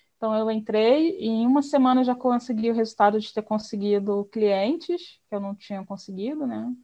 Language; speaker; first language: Portuguese; native; Portuguese